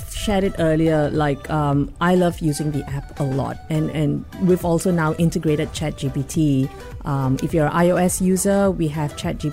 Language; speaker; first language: English; non-native, local second language; Tamil